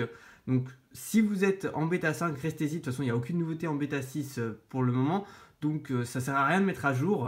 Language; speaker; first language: French; native; French